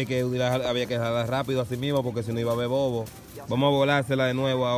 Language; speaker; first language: Spanish; native; Spanish